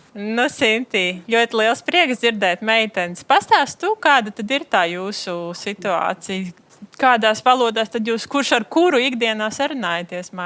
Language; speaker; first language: Latvian; native; Latvian